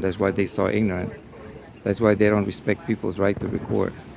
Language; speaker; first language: English; non-native, fluent; Spanish